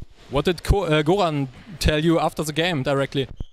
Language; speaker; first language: English; non-native, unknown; German